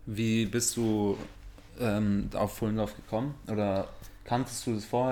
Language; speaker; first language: German; native; German